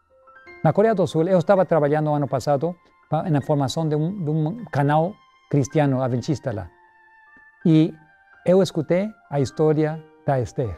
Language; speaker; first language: Spanish; non-native, learner; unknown